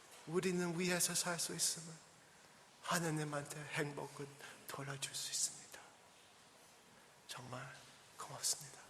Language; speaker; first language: Korean; early bilingual, heritage; English